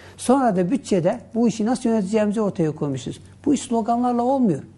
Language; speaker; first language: Turkish; non-native, local second language; Kurdish